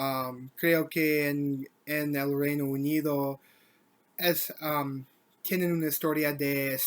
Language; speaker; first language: Spanish; non-native, learner; English